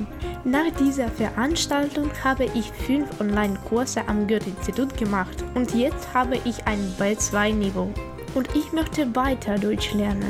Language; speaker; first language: German; non-native, fluent; Ukrainian